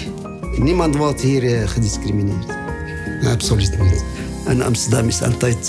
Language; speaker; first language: Dutch; non-native, learner; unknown